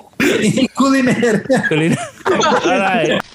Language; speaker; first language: Indonesian; early bilingual, heritage; Indonesian